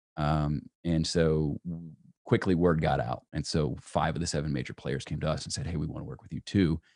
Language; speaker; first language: English; native; English